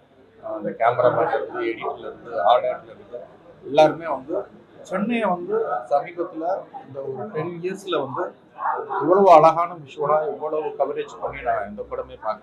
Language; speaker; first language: Tamil; native; Tamil